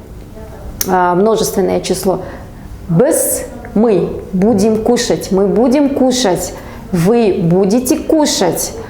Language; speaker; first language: Russian; non-native, local second language; Kazakh